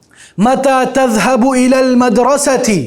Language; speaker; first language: Arabic; non-native, fluent; Urdu